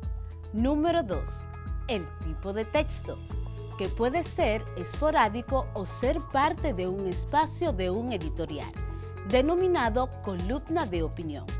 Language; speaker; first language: Spanish; native; Spanish